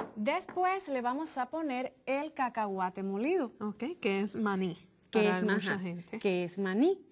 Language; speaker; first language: Spanish; native; Spanish